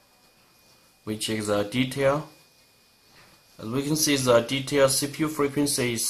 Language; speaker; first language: English; non-native, learner; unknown